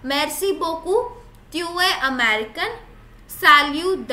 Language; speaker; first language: French; non-native, learner; Hindi